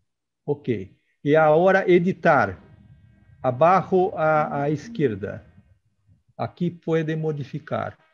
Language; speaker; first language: Spanish; non-native, learner; Portuguese